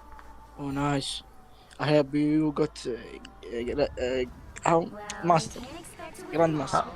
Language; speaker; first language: English; non-native, learner; Hindi